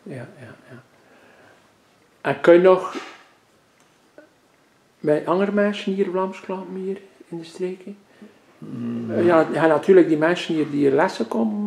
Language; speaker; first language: Dutch; native; Dutch